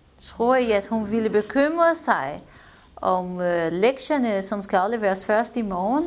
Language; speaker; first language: Danish; non-native, fluent; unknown